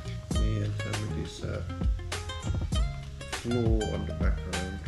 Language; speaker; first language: English; non-native, learner; Finnish